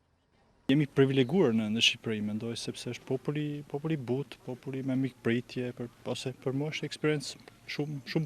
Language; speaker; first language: Albanian; non-native, learner; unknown